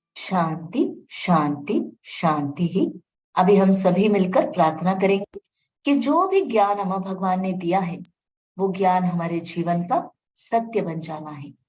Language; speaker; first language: Hindi; non-native, local second language; Marathi